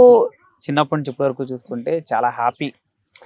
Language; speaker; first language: Telugu; native; Telugu